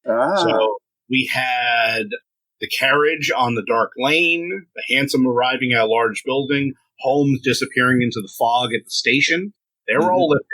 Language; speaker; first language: English; native; English